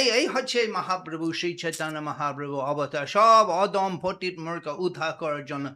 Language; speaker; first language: Bangla; non-native, fluent; English